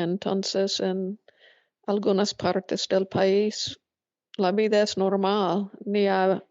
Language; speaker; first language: Spanish; non-native, fluent; English